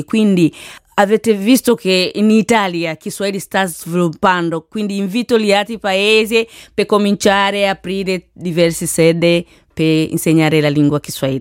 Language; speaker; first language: Italian; non-native, learner; Swahili